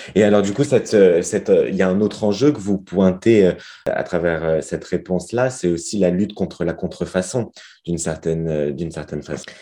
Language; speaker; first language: French; native; French